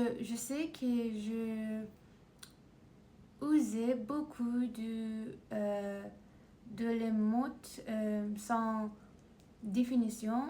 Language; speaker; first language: French; non-native, learner; Persian